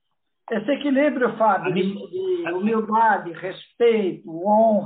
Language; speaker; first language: Spanish; non-native, learner; Portuguese